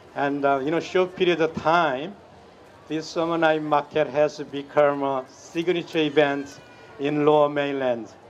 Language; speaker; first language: English; non-native, fluent; Korean